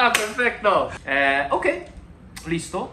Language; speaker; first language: Spanish; non-native, learner; Chinese